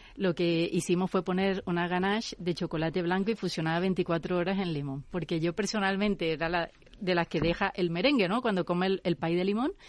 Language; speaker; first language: Spanish; native; Spanish